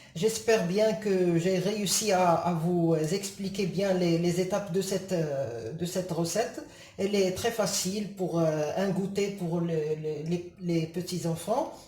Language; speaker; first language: French; non-native, local second language; Arabic